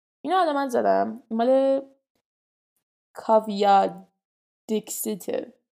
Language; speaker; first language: Persian; native; Persian